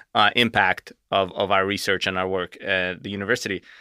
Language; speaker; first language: English; native; English